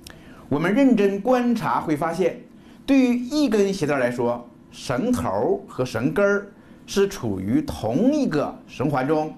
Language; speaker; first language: Chinese; native; Chinese